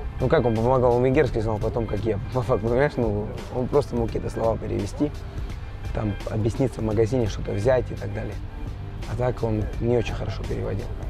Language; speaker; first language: Russian; non-native, fluent; Georgian